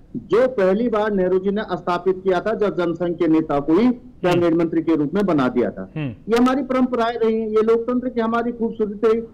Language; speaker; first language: Hindi; native; Hindi